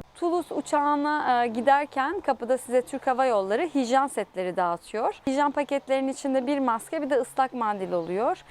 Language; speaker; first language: Turkish; native; Turkish